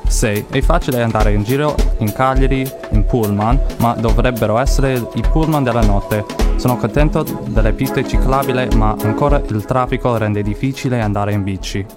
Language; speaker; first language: Italian; non-native, learner; English